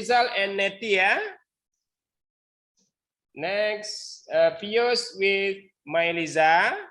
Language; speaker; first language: English; non-native, learner; Indonesian